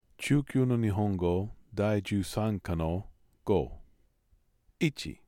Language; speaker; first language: Japanese; non-native, learner; English